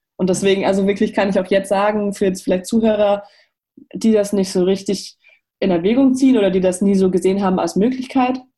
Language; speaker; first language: German; native; German